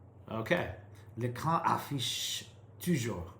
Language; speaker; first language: French; non-native, learner; English